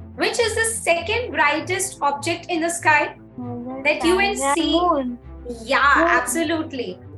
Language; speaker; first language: English; non-native, local second language; Hindi